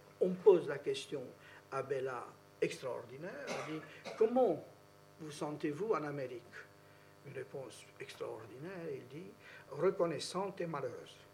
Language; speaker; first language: French; non-native, fluent; Romanian